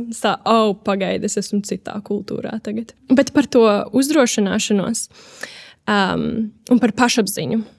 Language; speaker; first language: Latvian; early bilingual, heritage; Latvian